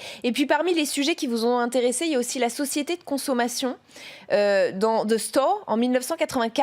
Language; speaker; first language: French; native; French